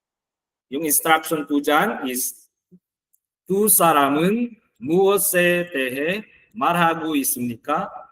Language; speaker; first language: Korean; non-native, fluent; Filipino